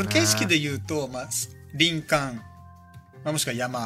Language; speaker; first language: Japanese; native; Japanese